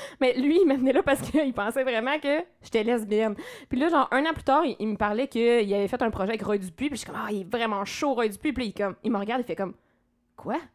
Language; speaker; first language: French; native; French